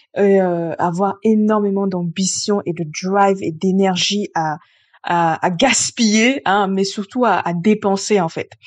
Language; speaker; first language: French; early bilingual, other home language; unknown